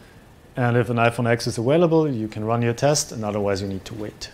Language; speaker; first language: English; non-native, fluent; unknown